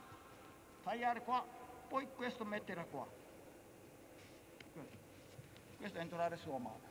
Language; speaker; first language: Italian; non-native, learner; Japanese